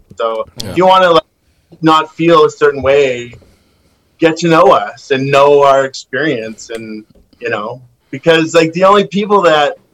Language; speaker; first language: English; native; English